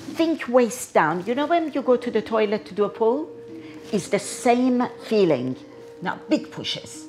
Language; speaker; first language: English; non-native, fluent; Persian